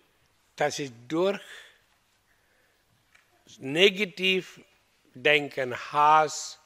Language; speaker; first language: German; non-native, learner; Hindi